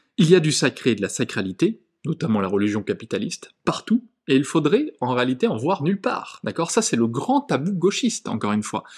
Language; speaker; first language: French; native; French